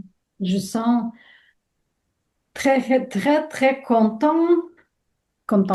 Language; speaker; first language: French; non-native, learner; Russian